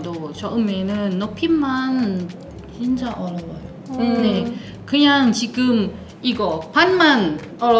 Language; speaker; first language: Korean; non-native, learner; Thai